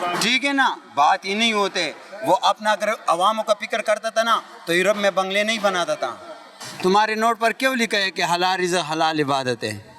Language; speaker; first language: Urdu; non-native, local second language; Pashto